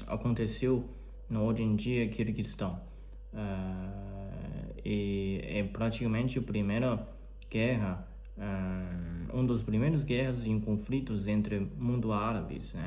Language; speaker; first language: Portuguese; non-native, learner; Chinese